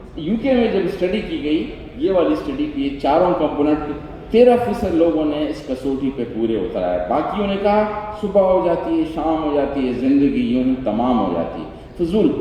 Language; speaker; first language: Urdu; non-native, local second language; Sindhi